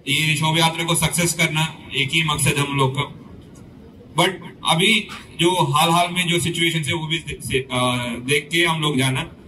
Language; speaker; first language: Hindi; non-native, local second language; Telugu